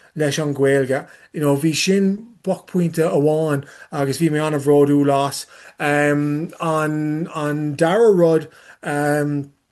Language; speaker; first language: Irish; non-native, learner; English